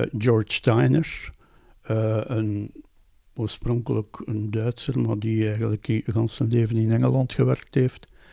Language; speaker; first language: Dutch; native; Dutch